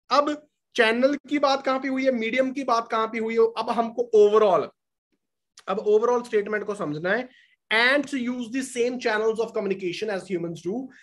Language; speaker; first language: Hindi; non-native, local second language; Punjabi